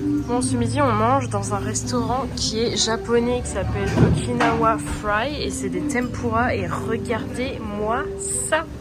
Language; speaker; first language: French; native; French